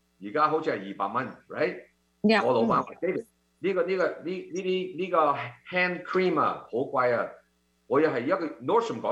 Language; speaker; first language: Cantonese; early bilingual, heritage; Cantonese